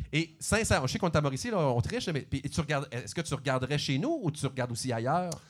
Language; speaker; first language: French; native; French